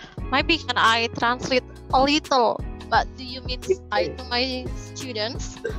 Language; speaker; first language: English; non-native, learner; Indonesian